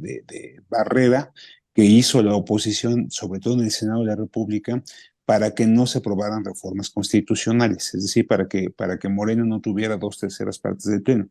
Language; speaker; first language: Spanish; native; Spanish